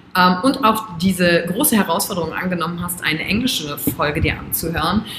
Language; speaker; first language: German; native; German